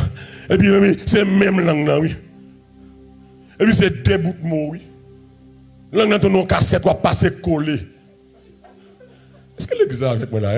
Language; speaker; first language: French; non-native, local second language; Haitian Creole